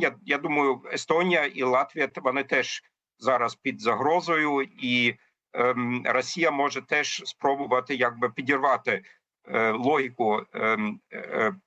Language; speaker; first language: Ukrainian; non-native, fluent; German